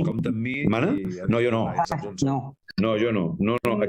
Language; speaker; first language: Catalan; native; Catalan